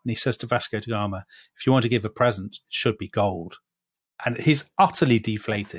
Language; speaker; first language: English; native; English